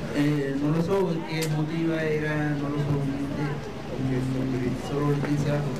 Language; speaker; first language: Italian; non-native, learner; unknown